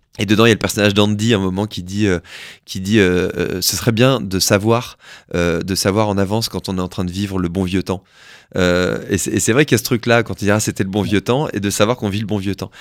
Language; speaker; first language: French; native; French